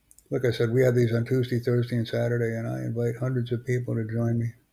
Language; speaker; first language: English; native; English